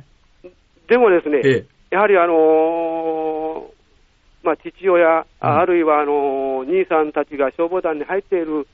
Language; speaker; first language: Japanese; native; Japanese